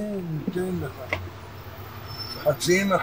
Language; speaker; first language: Hebrew; early bilingual, other home language; Arabic